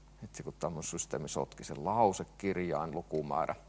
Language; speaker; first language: Finnish; native; Finnish